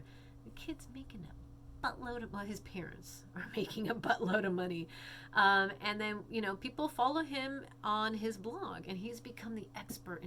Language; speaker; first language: English; native; English